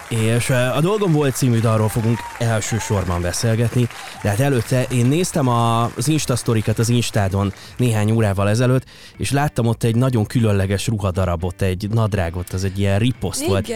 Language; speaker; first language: Hungarian; native; Hungarian